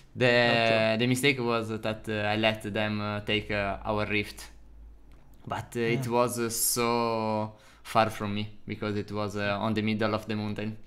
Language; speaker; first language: English; non-native, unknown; Italian